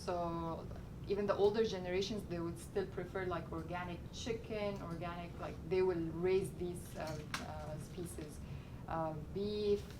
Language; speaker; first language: English; non-native, local second language; Arabic